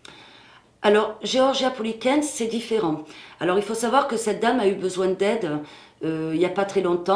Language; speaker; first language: French; native; French